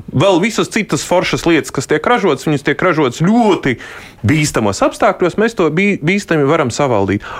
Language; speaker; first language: Latvian; non-native, local second language; Russian